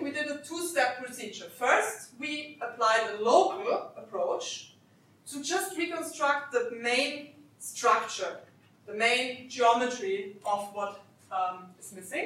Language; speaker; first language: English; non-native, fluent; German